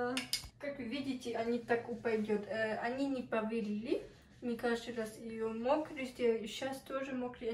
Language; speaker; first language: Russian; early bilingual, heritage; Russian